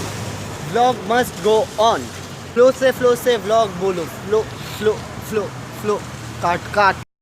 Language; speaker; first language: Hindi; non-native, local second language; Bangla